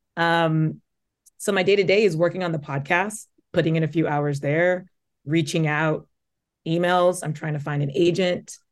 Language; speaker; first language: English; native; English